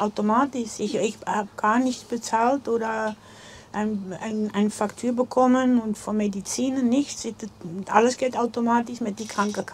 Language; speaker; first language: German; non-native, learner; Dutch